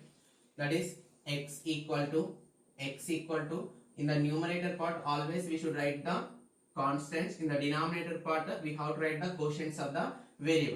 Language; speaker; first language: English; non-native, local second language; Telugu